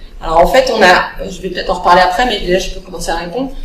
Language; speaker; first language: French; native; French